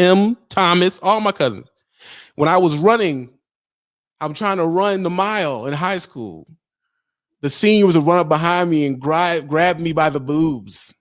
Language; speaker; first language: English; native; English